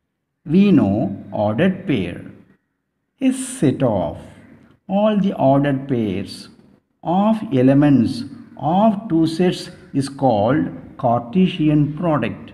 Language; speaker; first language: English; non-native, local second language; Tamil